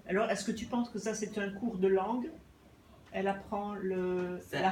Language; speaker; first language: French; non-native, fluent; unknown